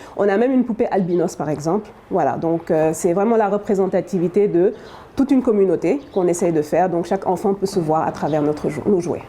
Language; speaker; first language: French; non-native, local second language; Wolof